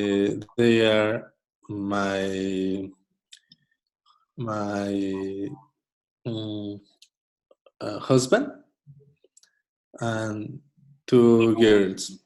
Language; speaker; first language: English; non-native, learner; Spanish